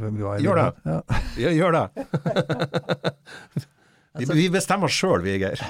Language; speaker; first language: Norwegian; native; Norwegian